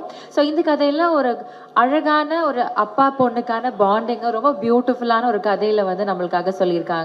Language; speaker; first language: Tamil; native; Tamil